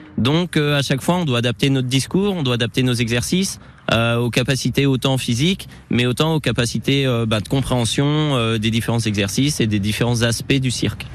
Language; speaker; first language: French; native; French